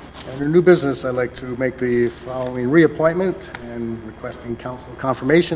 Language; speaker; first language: English; native; English